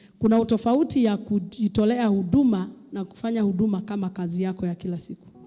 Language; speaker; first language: Swahili; non-native, local second language; Kikuyu